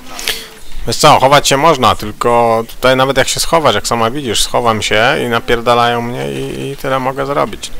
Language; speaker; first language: Polish; native; Polish